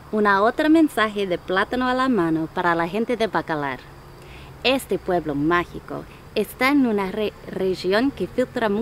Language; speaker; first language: Spanish; non-native, learner; English